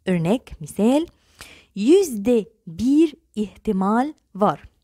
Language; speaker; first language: Turkish; non-native, fluent; Arabic